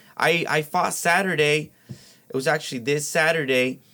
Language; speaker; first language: English; early bilingual, other home language; Spanish